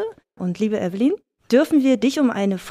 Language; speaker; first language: German; native; German